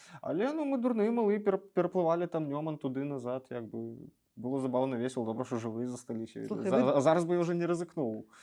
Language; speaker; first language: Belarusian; native; Belarusian